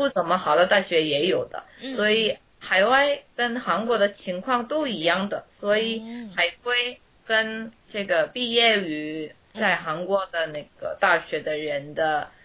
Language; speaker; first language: Chinese; non-native, learner; Korean